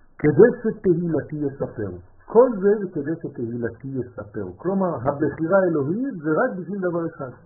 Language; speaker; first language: Hebrew; non-native, fluent; French